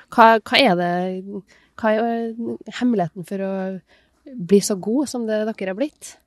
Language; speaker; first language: Norwegian; native; Norwegian